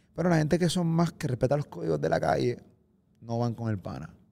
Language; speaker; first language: Spanish; native; Spanish